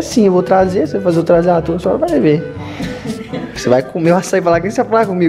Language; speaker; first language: Portuguese; native; Portuguese